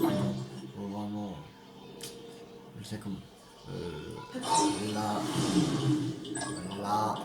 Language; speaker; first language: French; native; French